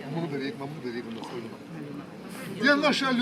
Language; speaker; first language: Russian; non-native, local second language; Karachay-Balkar